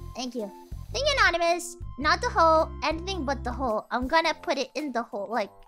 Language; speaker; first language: English; non-native, fluent; Italian